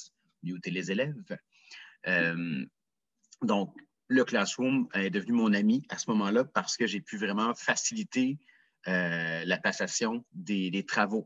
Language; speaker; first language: French; native; French